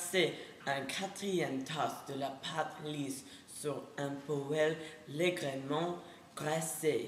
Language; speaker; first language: French; non-native, learner; English